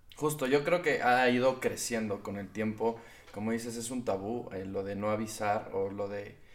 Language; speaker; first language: Spanish; native; Spanish